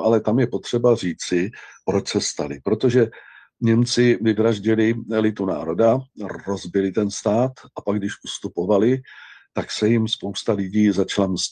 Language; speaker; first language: Czech; native; Czech